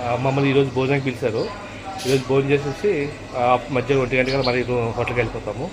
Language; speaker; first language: Telugu; native; Telugu